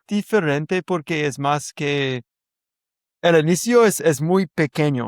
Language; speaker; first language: Spanish; non-native, learner; English